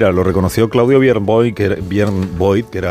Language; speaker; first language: Spanish; native; Spanish